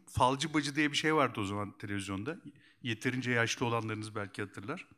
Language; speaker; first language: Turkish; native; Turkish